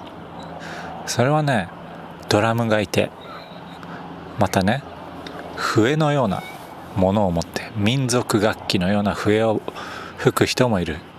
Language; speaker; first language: Japanese; native; Japanese